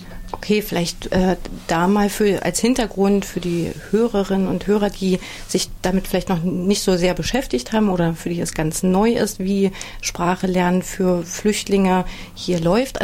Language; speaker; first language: German; native; German